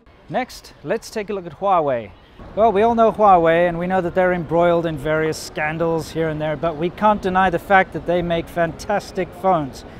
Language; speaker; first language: English; native; English